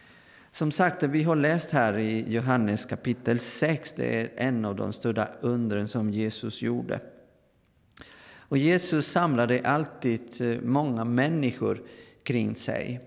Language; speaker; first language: Swedish; non-native, fluent; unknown